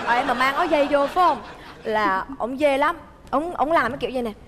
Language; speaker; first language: Vietnamese; early bilingual, heritage; Vietnamese